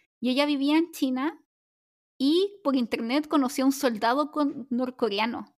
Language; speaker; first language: Spanish; native; Spanish